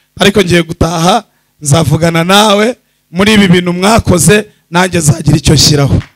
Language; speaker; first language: Kinyarwanda; early bilingual, heritage; Kinyarwanda